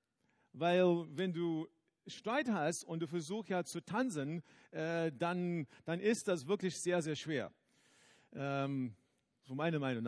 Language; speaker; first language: German; non-native, fluent; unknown